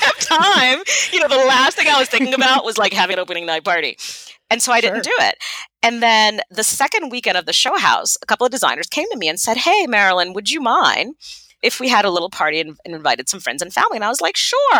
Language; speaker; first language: English; non-native, fluent; Haitian Creole